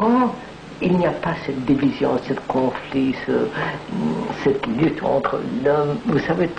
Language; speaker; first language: French; non-native, fluent; Telugu